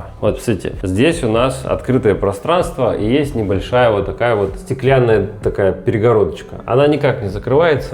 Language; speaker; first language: Russian; native; Russian